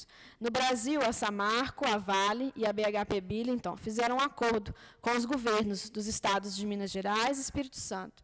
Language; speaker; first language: Portuguese; native; Portuguese